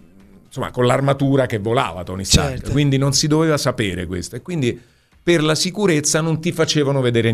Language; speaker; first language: Italian; native; Italian